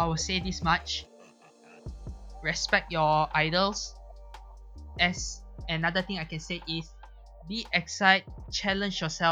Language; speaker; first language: English; non-native, local second language; Chinese